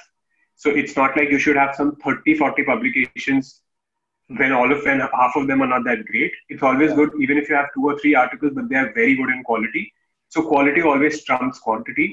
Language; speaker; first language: English; non-native, local second language; Hindi